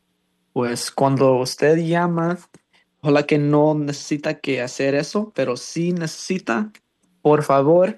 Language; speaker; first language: Spanish; non-native, learner; English